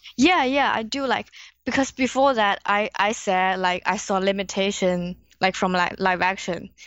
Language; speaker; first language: English; non-native, learner; Chinese